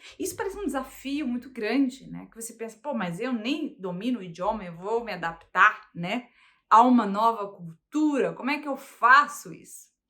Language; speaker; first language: Portuguese; early bilingual, heritage; Portuguese